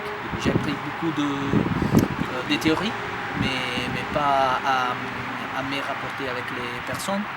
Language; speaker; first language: French; non-native, fluent; Italian